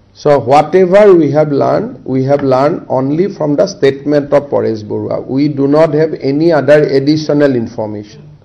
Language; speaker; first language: English; non-native, local second language; Assamese